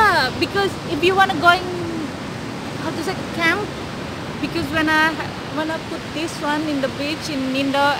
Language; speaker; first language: English; non-native, learner; Indonesian